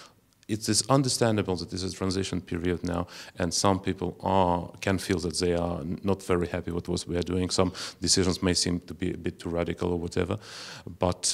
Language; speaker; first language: English; non-native, fluent; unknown